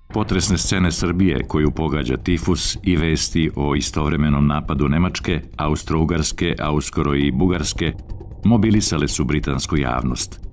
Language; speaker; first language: Bosnian; native; Bosnian